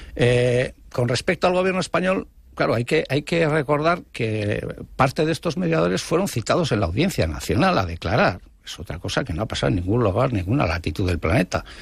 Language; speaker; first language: Spanish; non-native, local second language; Basque